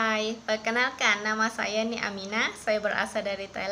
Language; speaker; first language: Indonesian; non-native, fluent; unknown